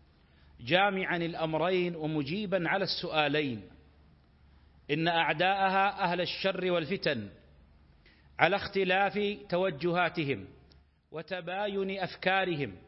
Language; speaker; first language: Arabic; native; Arabic